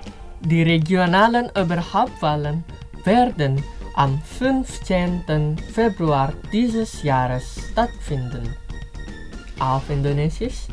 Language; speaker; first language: German; non-native, fluent; Indonesian